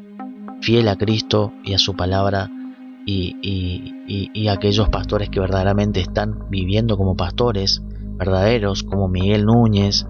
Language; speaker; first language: Spanish; native; Spanish